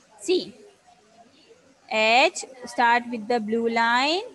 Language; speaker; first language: English; non-native, local second language; Hindi